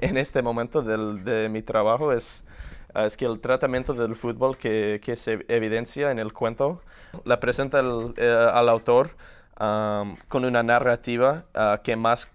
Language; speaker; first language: Spanish; non-native, fluent; English